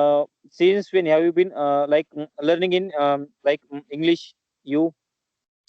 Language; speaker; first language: English; non-native, learner; Marathi